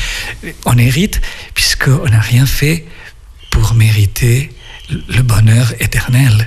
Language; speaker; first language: French; non-native, fluent; Spanish